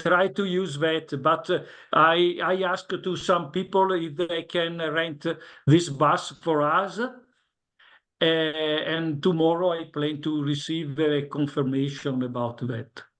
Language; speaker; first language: English; non-native, learner; Italian